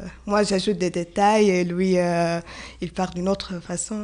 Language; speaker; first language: French; non-native, learner; Arabic